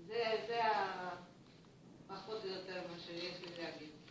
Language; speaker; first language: Hebrew; non-native, fluent; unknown